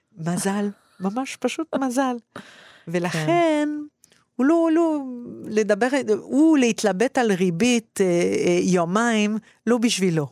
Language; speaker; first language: Hebrew; non-native, fluent; French